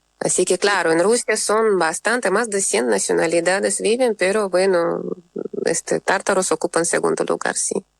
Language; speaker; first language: Spanish; non-native, fluent; Russian